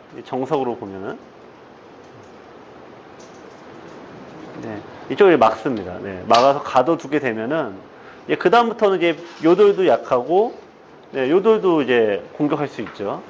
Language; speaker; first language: Korean; native; Korean